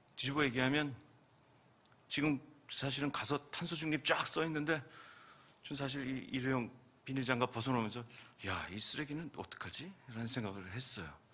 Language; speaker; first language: Korean; native; Korean